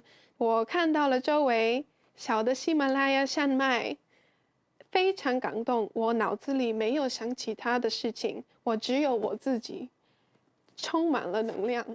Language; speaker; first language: Chinese; non-native, fluent; Japanese